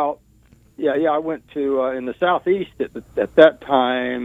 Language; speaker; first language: English; native; English